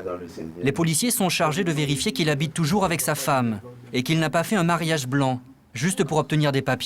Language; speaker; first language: French; native; French